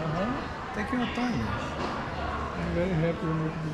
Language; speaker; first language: English; non-native, learner; Portuguese